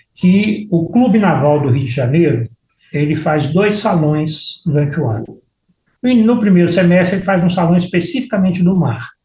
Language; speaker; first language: Portuguese; native; Portuguese